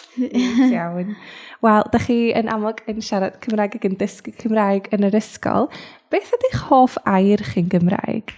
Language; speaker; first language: Welsh; native; Welsh